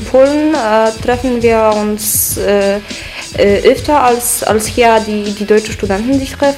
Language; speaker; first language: German; non-native, fluent; Polish